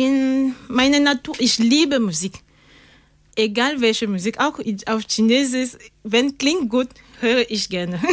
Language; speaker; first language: German; non-native, learner; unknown